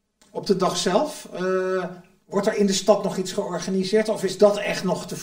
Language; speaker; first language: Dutch; native; Dutch